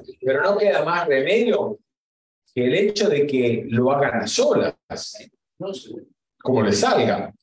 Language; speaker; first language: Spanish; native; Spanish